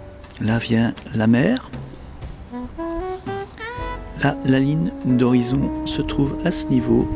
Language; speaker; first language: French; native; French